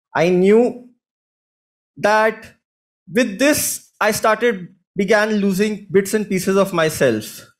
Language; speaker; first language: English; non-native, local second language; Hindi